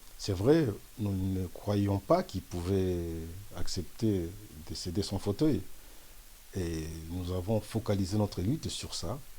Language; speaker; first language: French; non-native, local second language; Lingala